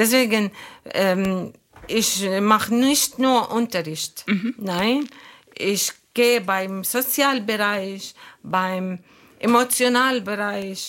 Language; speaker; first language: German; non-native, learner; Arabic